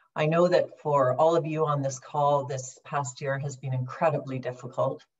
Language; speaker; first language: English; native; English